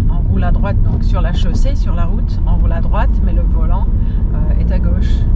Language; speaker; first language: French; non-native, fluent; English